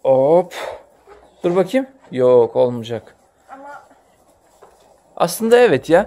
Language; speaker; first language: Turkish; native; Turkish